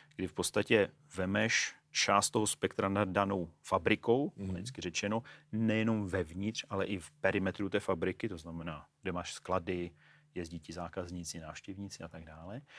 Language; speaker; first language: Czech; native; Czech